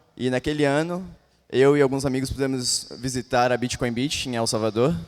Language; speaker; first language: Portuguese; native; Portuguese